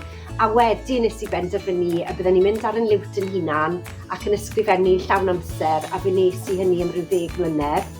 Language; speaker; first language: Welsh; native; Welsh